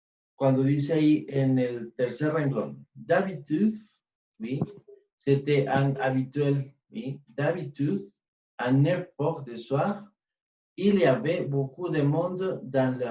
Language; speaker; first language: French; non-native, fluent; Spanish